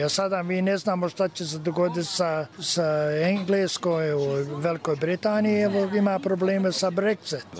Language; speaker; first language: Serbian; early bilingual, heritage; Serbian